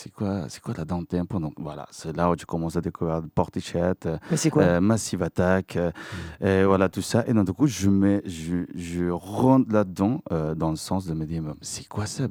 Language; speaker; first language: French; non-native, fluent; Spanish